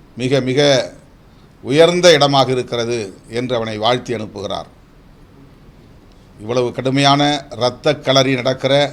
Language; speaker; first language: Tamil; native; Tamil